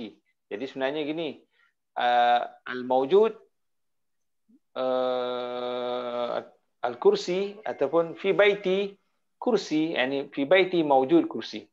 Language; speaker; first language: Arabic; non-native, fluent; Malay